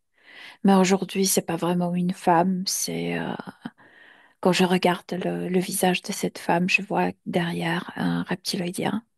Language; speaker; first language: French; non-native, fluent; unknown